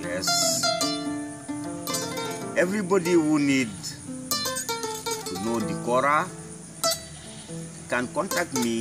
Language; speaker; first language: English; non-native, learner; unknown